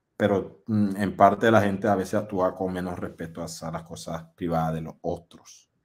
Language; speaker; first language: Spanish; non-native, local second language; English